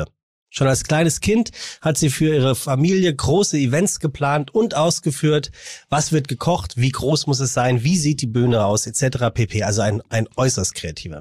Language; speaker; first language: German; native; German